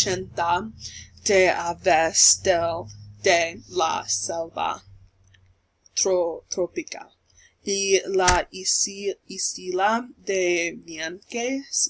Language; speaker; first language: Spanish; non-native, learner; English